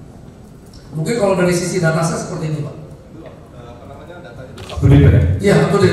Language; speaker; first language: Indonesian; native; Indonesian